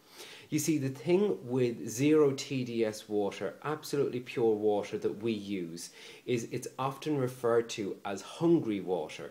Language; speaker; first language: English; native; English